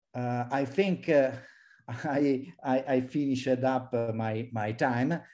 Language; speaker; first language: English; non-native, fluent; Italian